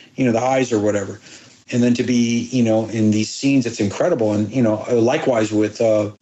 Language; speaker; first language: English; early bilingual, other home language; Persian